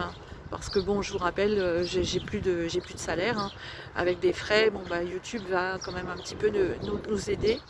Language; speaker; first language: French; native; French